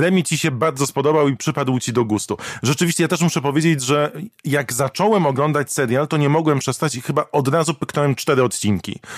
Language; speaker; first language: Polish; native; Polish